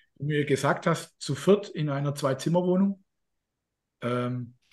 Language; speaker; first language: German; non-native, fluent; Slovak